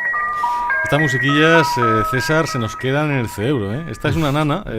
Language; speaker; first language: Spanish; native; Spanish